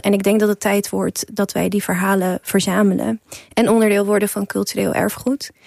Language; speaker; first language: Dutch; early bilingual, other home language; Persian